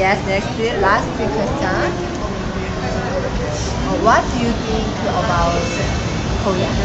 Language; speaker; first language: English; non-native, learner; Korean